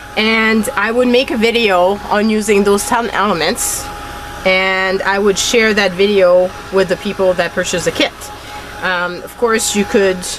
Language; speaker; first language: English; native; English